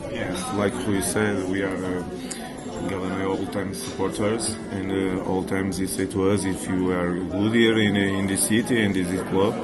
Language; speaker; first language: English; non-native, learner; Portuguese